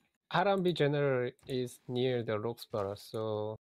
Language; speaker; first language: English; non-native, learner; Korean